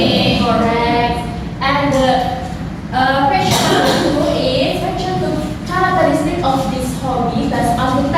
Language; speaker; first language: English; non-native, learner; Indonesian